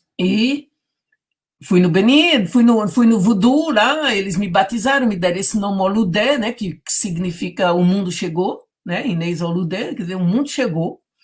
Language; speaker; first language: Portuguese; native; Portuguese